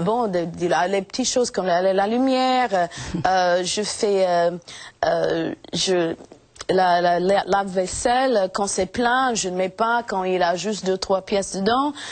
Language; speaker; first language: French; non-native, fluent; English